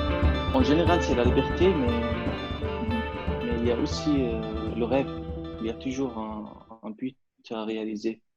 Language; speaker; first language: French; non-native, fluent; Arabic